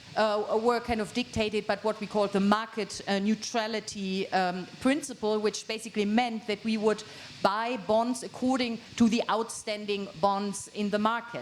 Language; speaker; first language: English; non-native, fluent; German